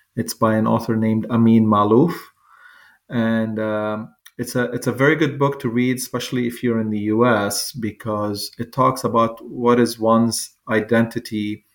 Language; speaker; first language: English; non-native, fluent; Arabic